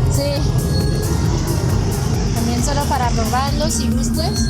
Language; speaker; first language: Spanish; non-native, learner; Chinese